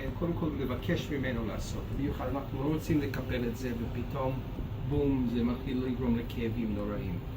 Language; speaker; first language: Hebrew; non-native, fluent; English